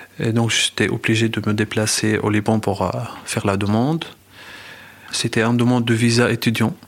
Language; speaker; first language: French; non-native, fluent; Arabic